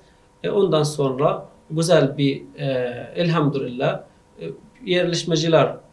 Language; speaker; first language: Turkish; non-native, fluent; Arabic